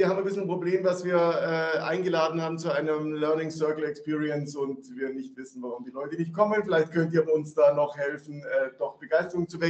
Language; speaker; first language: German; native; German